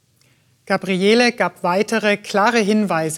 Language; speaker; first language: German; native; German